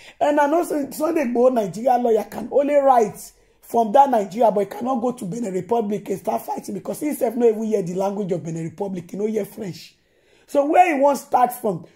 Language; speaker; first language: Nigerian Pidgin; non-native, local second language; Yoruba